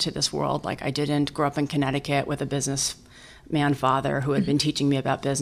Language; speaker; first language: English; native; English